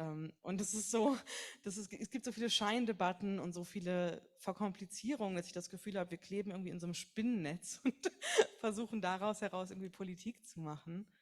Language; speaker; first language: German; native; German